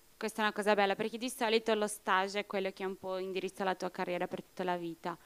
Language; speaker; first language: Italian; non-native, fluent; Portuguese